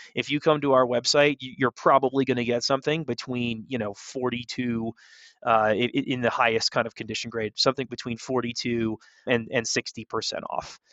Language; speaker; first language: English; native; English